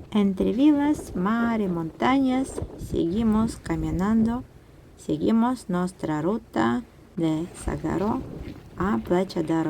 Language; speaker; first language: Spanish; non-native, fluent; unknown